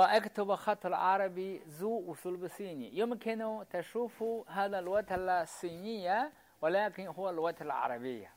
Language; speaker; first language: Arabic; non-native, learner; Chinese